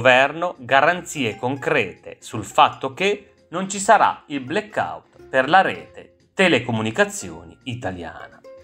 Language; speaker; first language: Italian; native; Italian